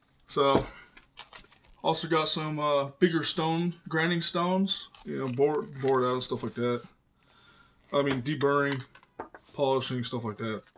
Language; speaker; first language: English; native; English